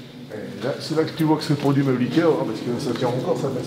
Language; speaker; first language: French; native; French